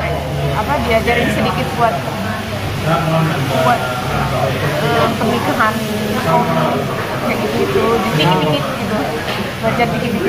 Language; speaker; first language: Indonesian; early bilingual, heritage; English